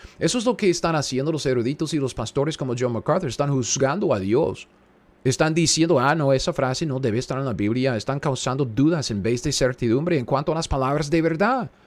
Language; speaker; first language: Spanish; non-native, fluent; English